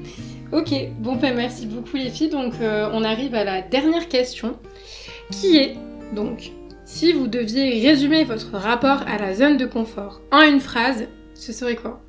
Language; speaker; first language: French; native; French